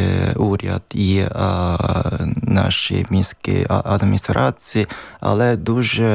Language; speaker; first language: Ukrainian; non-native, learner; Japanese